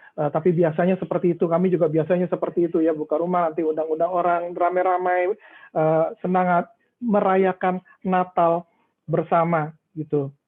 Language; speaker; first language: Indonesian; native; Indonesian